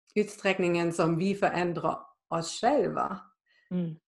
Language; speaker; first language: Swedish; non-native, fluent; German